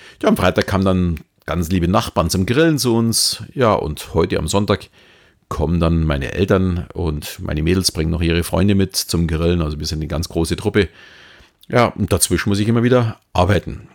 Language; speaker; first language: German; native; German